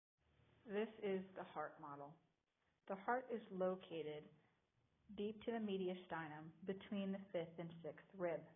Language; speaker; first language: English; native; English